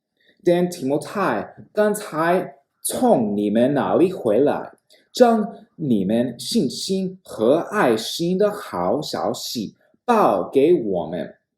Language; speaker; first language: Chinese; non-native, fluent; English